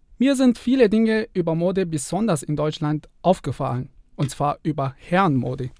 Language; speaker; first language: German; non-native, fluent; Arabic